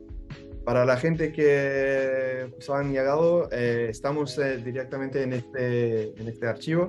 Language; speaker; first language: Spanish; non-native, fluent; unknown